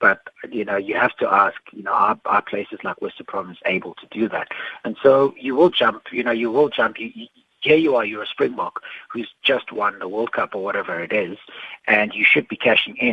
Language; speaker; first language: English; non-native, local second language; Xhosa